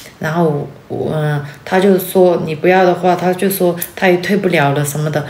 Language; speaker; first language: Chinese; non-native, local second language; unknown